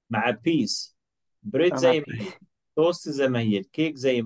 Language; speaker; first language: Arabic; native; Arabic